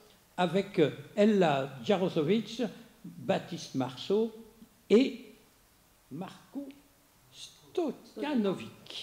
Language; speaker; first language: French; native; French